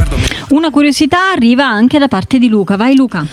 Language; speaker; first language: Italian; native; Italian